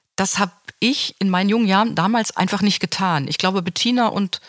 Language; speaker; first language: German; native; German